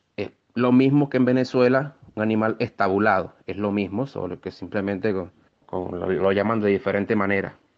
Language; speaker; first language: Spanish; native; Spanish